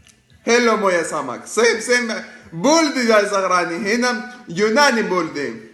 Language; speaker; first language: Arabic; non-native, learner; Greek